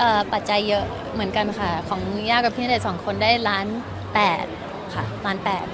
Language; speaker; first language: Thai; native; Thai